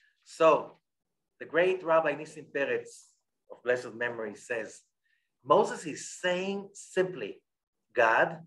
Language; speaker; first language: English; non-native, fluent; Hebrew